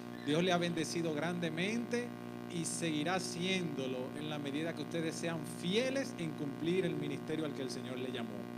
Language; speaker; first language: Spanish; native; Spanish